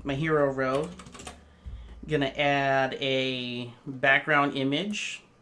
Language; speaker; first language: English; native; English